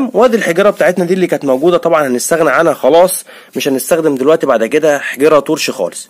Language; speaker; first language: Arabic; native; Arabic